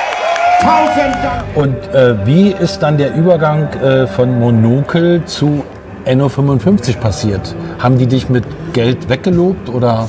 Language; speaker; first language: German; native; German